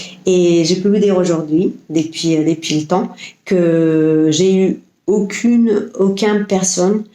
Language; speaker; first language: French; non-native, fluent; Spanish